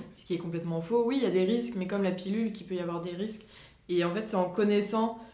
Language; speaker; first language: French; native; French